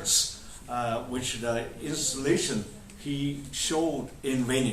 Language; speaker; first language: English; non-native, fluent; Chinese